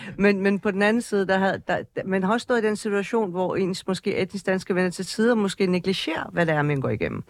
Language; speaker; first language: Danish; early bilingual, other home language; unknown